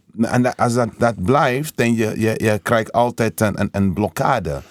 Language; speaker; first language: Dutch; non-native, learner; English